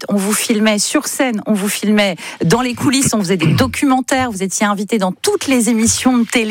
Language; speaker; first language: French; native; French